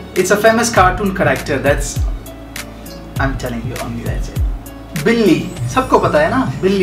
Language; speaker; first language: English; non-native, local second language; Hindi